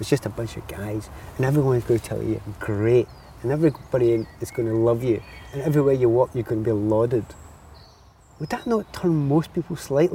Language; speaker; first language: English; native; English